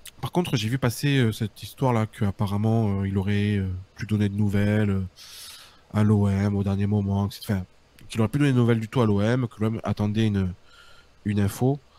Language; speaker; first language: French; native; French